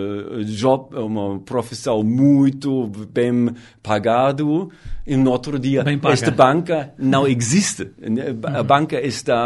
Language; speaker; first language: Portuguese; non-native, learner; German